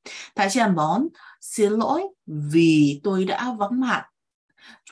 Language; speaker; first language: Vietnamese; non-native, fluent; Korean